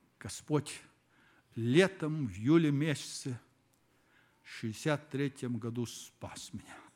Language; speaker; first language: Russian; early bilingual, heritage; Russian